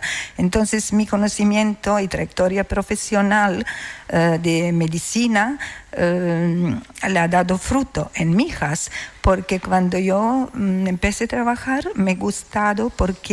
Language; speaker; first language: Spanish; non-native, learner; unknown